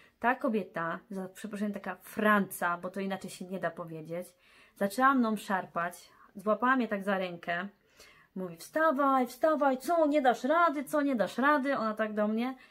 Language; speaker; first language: Polish; native; Polish